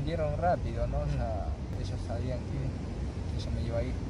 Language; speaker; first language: Spanish; non-native, fluent; Japanese